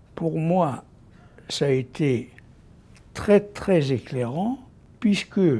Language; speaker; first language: French; native; French